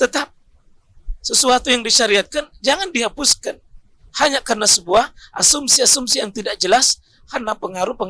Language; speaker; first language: Indonesian; native; Indonesian